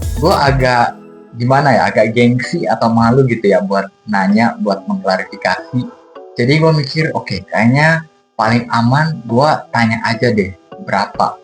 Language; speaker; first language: Indonesian; non-native, fluent; English